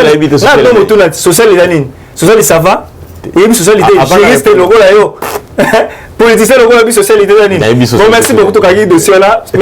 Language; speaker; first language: French; non-native, local second language; Lingala